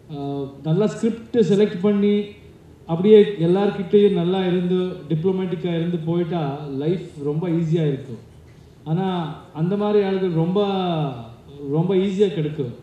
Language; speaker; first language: Tamil; non-native, learner; Kannada